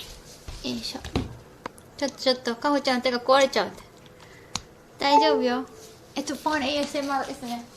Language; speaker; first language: Japanese; native; Japanese